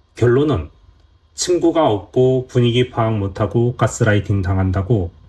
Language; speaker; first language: Korean; native; Korean